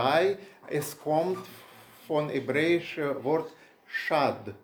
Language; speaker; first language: German; non-native, learner; Russian